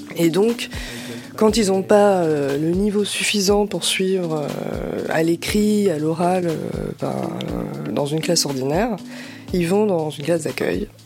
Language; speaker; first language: French; native; French